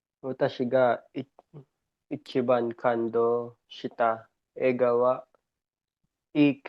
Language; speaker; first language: Japanese; non-native, learner; Filipino